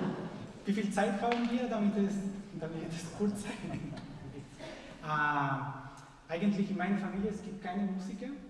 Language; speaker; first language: German; non-native, fluent; Spanish